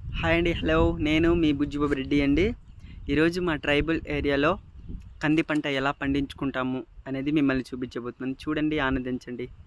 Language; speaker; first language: Telugu; non-native, local second language; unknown